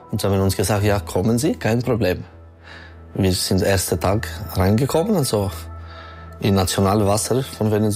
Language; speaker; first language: German; non-native, local second language; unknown